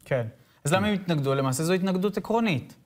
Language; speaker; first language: Hebrew; native; Hebrew